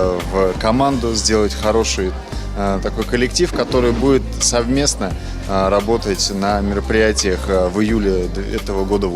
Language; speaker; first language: Russian; native; Russian